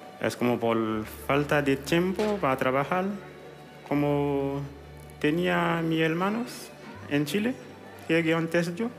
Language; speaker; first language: Spanish; non-native, learner; Haitian Creole